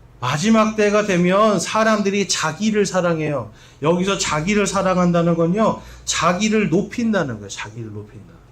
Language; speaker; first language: Korean; native; Korean